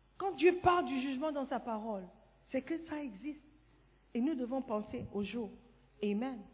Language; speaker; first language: French; non-native, fluent; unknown